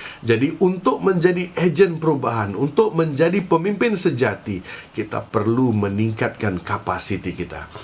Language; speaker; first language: Malay; non-native, local second language; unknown